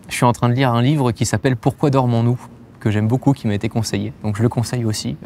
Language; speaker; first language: French; native; French